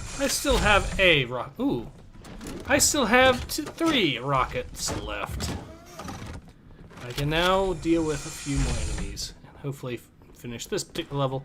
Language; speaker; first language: English; native; English